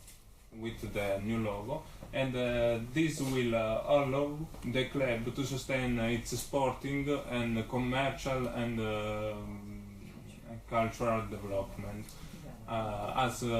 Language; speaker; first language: English; non-native, learner; Italian